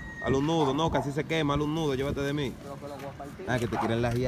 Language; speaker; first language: Spanish; native; Spanish